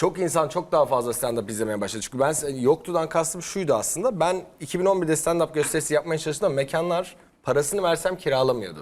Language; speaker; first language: Turkish; native; Turkish